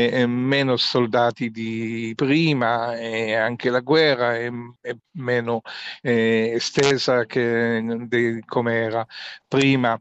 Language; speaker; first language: Italian; non-native, fluent; Hebrew